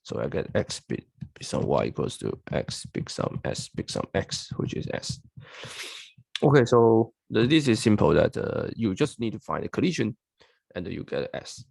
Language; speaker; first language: English; non-native, fluent; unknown